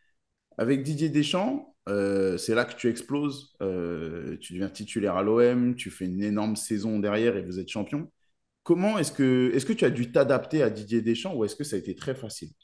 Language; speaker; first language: French; native; French